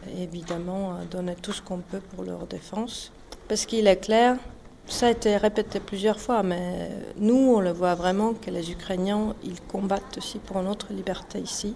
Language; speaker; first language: French; non-native, fluent; Estonian